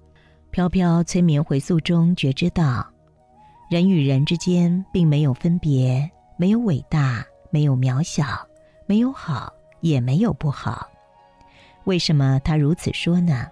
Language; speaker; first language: Chinese; native; Chinese